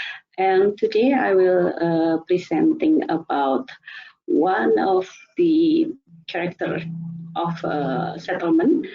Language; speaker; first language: English; non-native, fluent; Indonesian